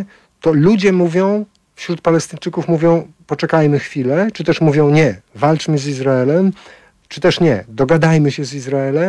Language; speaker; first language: Polish; native; Polish